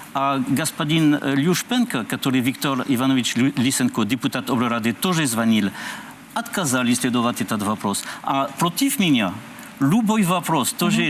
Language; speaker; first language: Russian; non-native, learner; French